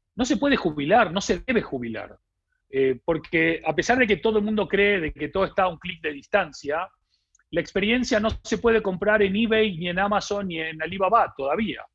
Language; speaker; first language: Spanish; native; Spanish